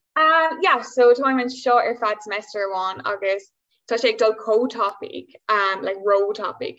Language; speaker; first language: Irish; non-native, local second language; English